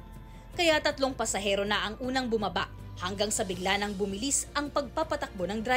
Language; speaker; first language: Filipino; non-native, local second language; Bikol